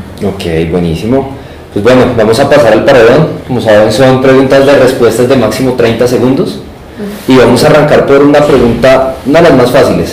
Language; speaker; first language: Spanish; native; Spanish